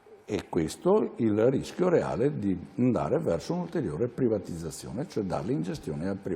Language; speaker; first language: Italian; native; Italian